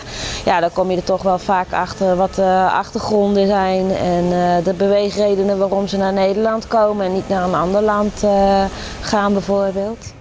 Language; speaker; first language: Dutch; native; Dutch